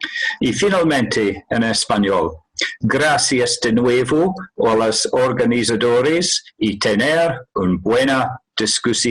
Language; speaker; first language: Spanish; non-native, fluent; English